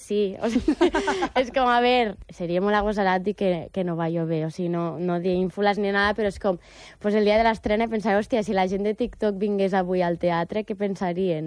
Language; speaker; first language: Catalan; native; Catalan